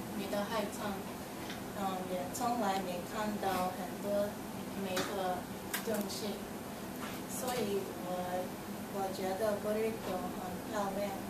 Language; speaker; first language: Chinese; non-native, learner; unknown